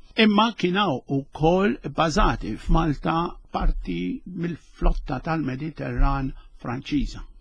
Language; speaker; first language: Maltese; early bilingual, other home language; Spanish